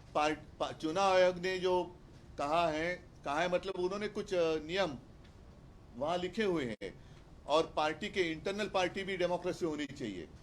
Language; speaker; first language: Hindi; non-native, local second language; Marathi